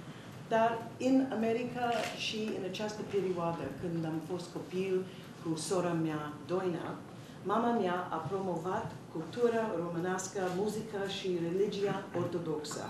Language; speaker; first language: Romanian; early bilingual, heritage; Romanian